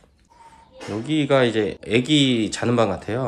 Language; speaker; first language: Korean; native; Korean